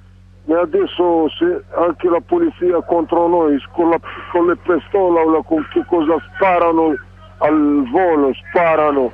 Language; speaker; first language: Italian; non-native, learner; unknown